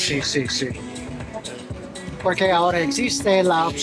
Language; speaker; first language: Spanish; non-native, learner; English